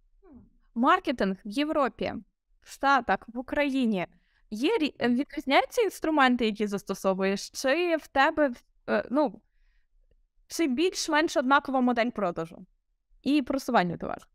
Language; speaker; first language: Ukrainian; native; Ukrainian